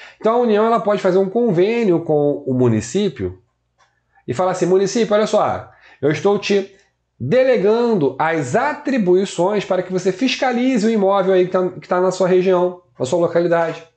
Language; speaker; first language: Portuguese; native; Portuguese